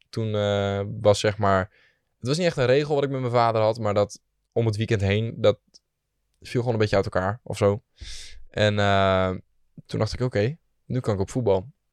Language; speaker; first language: Dutch; native; Dutch